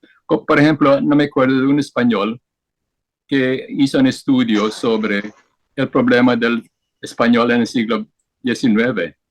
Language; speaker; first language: Spanish; non-native, fluent; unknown